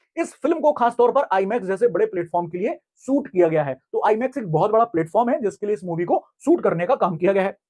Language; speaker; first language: Hindi; native; Hindi